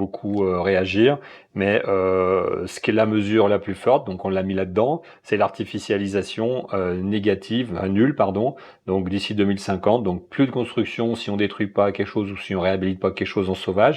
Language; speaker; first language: French; native; French